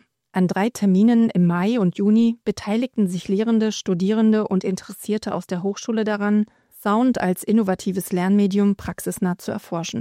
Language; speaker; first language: German; native; German